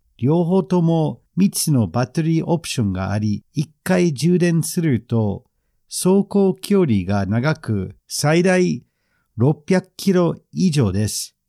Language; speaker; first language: Japanese; non-native, fluent; English